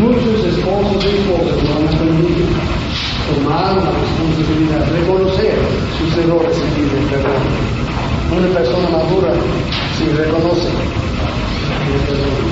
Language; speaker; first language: Spanish; non-native, fluent; English